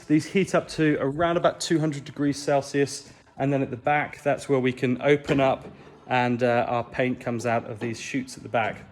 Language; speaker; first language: English; native; English